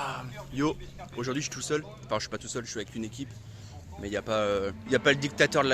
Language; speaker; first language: French; native; French